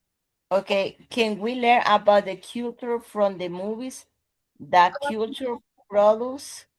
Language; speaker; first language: English; non-native, learner; Spanish